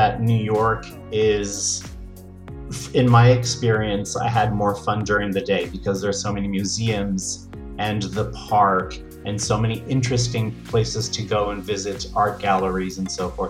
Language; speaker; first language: English; native; English